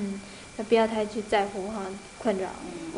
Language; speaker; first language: Chinese; native; Chinese